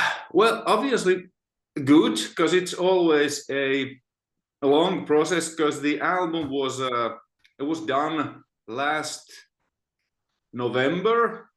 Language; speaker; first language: English; non-native, fluent; Finnish